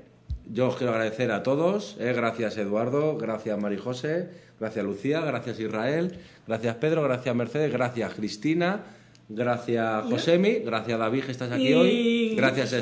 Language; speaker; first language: Spanish; native; Spanish